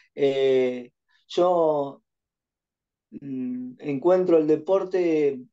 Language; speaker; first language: Spanish; native; Spanish